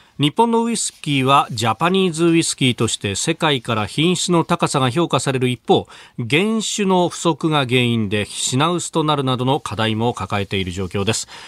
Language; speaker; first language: Japanese; native; Japanese